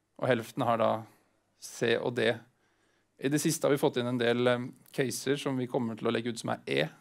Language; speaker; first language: Swedish; non-native, fluent; Norwegian